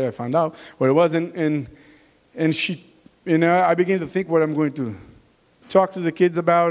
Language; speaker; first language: English; non-native, learner; Portuguese